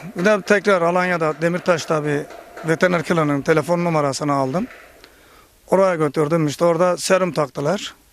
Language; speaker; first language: Turkish; native; Turkish